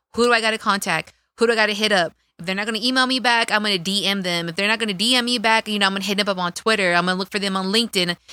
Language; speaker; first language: English; native; English